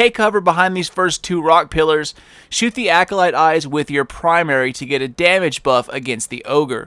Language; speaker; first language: English; native; English